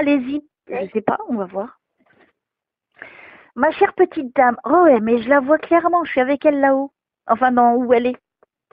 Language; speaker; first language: French; native; French